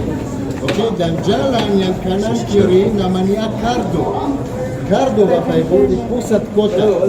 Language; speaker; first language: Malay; non-native, fluent; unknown